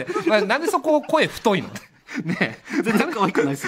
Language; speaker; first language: Japanese; native; Japanese